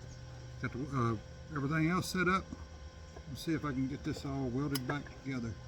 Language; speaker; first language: English; native; English